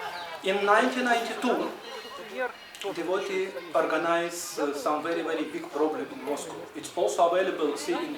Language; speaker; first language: English; non-native, learner; Russian